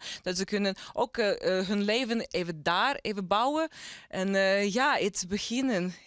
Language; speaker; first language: Dutch; non-native, learner; Ukrainian